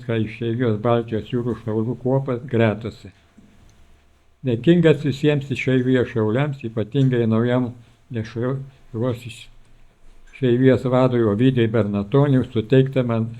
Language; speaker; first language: Lithuanian; native; Lithuanian